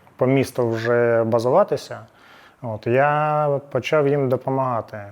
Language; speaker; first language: Ukrainian; native; Ukrainian